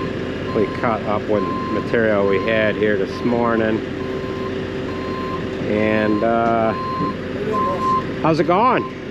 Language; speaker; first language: English; native; English